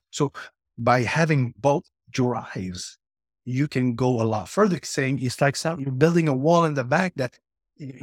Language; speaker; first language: English; native; English